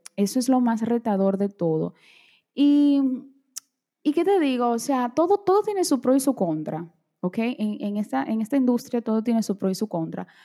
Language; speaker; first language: Spanish; early bilingual, other home language; Portuguese